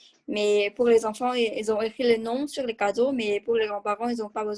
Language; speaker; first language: French; non-native, learner; Vietnamese